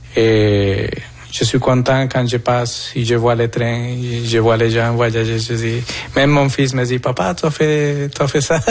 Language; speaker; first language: French; non-native, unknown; Spanish